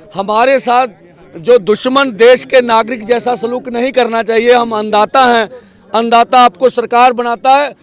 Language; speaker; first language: Hindi; non-native, local second language; Punjabi